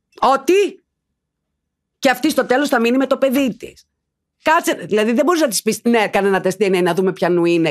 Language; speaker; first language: Greek; native; Greek